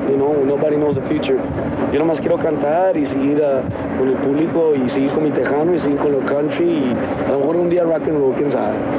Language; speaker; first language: Spanish; early bilingual, heritage; Spanish